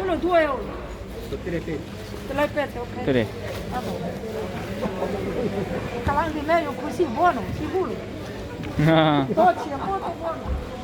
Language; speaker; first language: Italian; non-native, learner; Korean